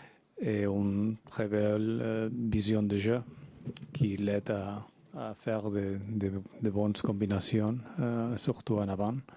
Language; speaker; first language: French; non-native, fluent; Spanish